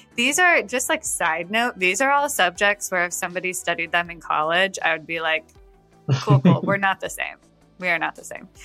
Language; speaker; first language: English; native; English